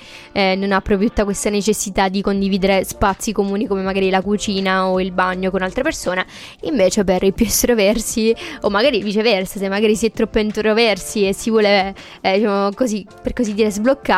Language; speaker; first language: Italian; native; Italian